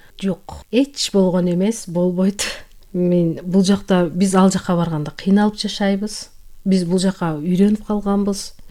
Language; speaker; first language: Kyrgyz; non-native, local second language; Turkish